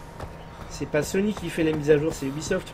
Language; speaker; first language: French; native; French